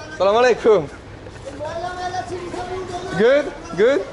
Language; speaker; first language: English; non-native, learner; French